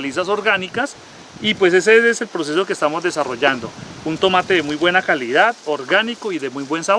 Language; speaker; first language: Spanish; native; Spanish